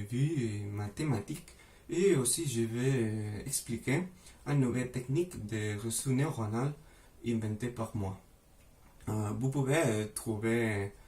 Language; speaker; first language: French; non-native, fluent; Spanish